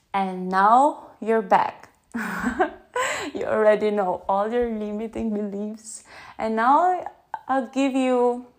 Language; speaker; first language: English; non-native, local second language; Filipino